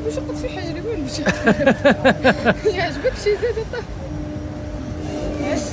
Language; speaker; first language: Arabic; native; Arabic